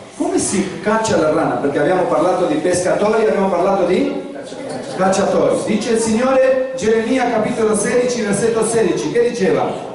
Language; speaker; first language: Italian; non-native, fluent; Spanish